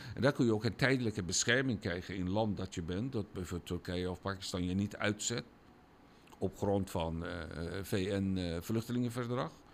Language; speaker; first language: Dutch; non-native, fluent; Persian